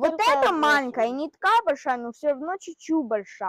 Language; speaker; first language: Russian; early bilingual, heritage; Russian